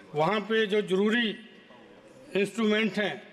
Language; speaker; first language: Hindi; native; Hindi